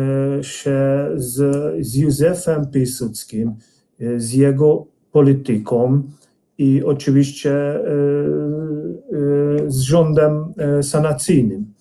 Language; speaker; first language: Polish; non-native, fluent; Hungarian